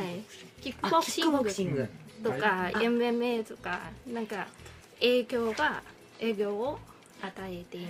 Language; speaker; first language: Japanese; non-native, learner; Thai